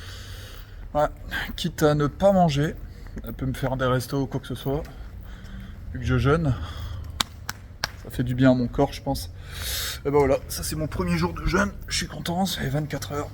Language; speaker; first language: French; native; French